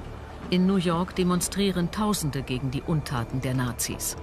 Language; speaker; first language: German; native; German